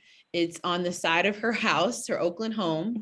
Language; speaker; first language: English; native; English